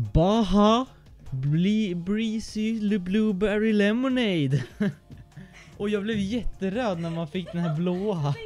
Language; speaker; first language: Swedish; native; Swedish